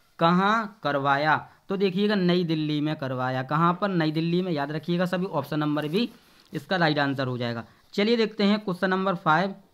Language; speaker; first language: Hindi; native; Hindi